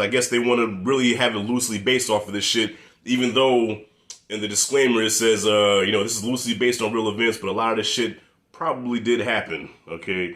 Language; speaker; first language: English; native; English